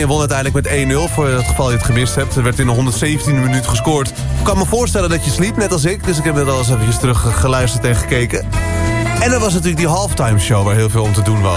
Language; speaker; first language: Dutch; native; Dutch